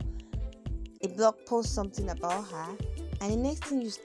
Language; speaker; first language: English; non-native, local second language; Yoruba